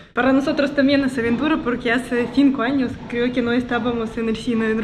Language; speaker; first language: Spanish; non-native, learner; Russian